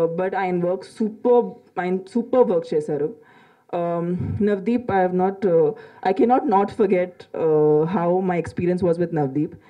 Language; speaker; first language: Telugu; non-native, local second language; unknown